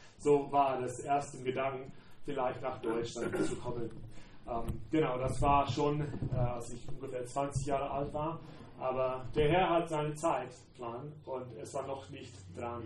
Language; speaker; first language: German; non-native, fluent; English